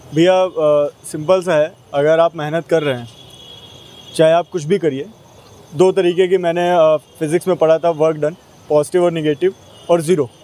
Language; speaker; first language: Hindi; native; Hindi